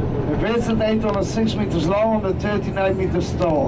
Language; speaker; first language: English; non-native, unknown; Dutch